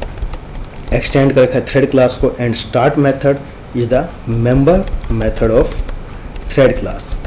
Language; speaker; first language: Hindi; native; Hindi